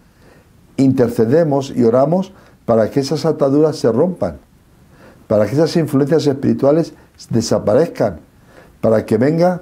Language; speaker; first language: Spanish; native; Spanish